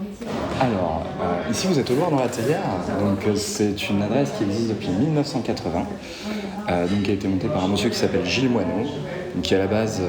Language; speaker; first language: French; native; French